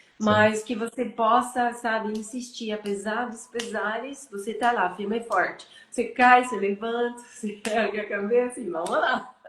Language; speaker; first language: Portuguese; non-native, fluent; French